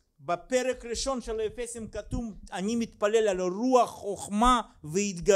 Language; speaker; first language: Hebrew; non-native, fluent; Russian